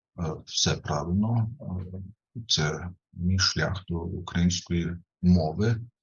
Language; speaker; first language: Ukrainian; non-native, fluent; German